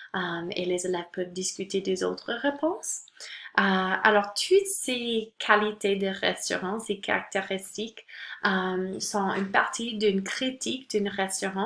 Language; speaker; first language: French; non-native, local second language; English